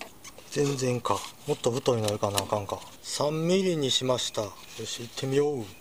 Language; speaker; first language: Japanese; native; Japanese